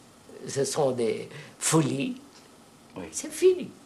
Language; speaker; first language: French; non-native, fluent; Telugu